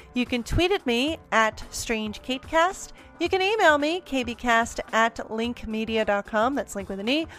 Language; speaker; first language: English; native; English